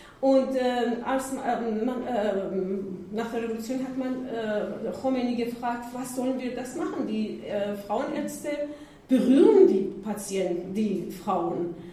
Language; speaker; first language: German; non-native, learner; Persian